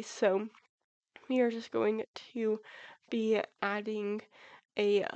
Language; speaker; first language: English; native; English